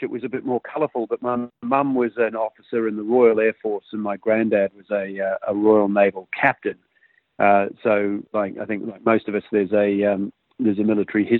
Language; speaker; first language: English; native; English